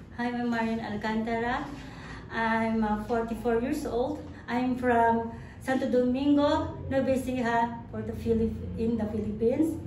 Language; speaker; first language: English; non-native, learner; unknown